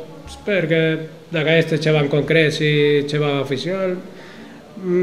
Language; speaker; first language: Romanian; non-native, fluent; Arabic